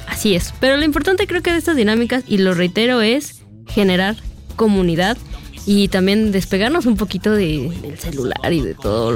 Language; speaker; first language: Spanish; native; Spanish